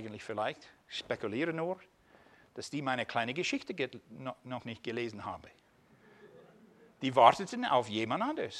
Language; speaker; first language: German; non-native, fluent; English